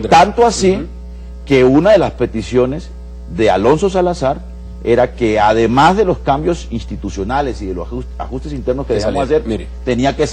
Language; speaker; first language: Spanish; native; Spanish